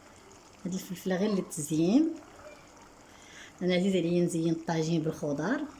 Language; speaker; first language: Arabic; native; Arabic